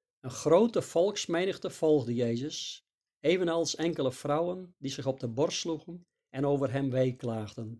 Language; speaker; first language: Dutch; native; Dutch